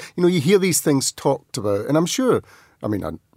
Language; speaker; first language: English; native; English